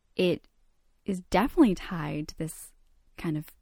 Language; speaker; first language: English; early bilingual, other home language; Croatian